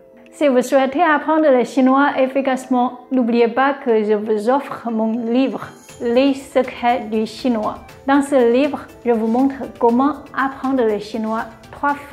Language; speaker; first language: French; non-native, fluent; Chinese